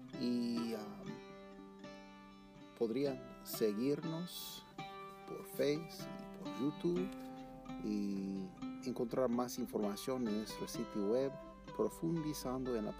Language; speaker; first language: Spanish; non-native, fluent; English